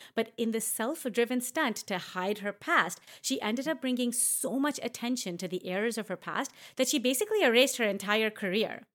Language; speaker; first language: English; early bilingual, other home language; Hindi